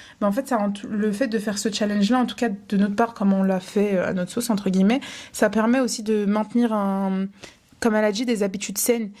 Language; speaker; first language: French; native; French